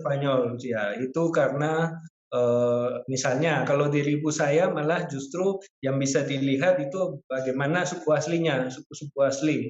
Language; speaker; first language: Indonesian; non-native, fluent; Spanish